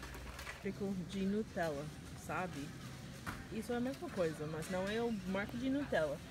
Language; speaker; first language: Portuguese; non-native, learner; English